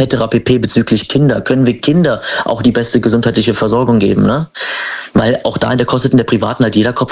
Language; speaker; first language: German; native; German